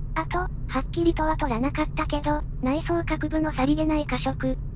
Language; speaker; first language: Japanese; native; Japanese